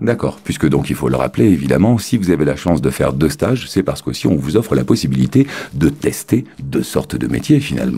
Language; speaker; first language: French; native; French